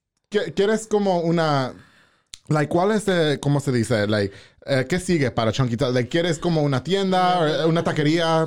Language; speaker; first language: Spanish; non-native, learner; English